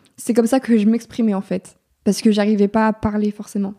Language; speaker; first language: French; native; French